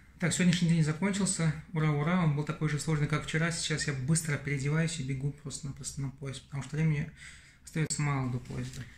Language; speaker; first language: Russian; native; Russian